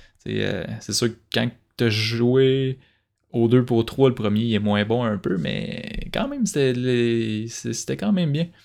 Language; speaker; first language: French; native; French